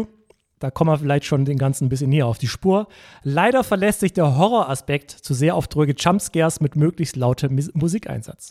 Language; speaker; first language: German; native; German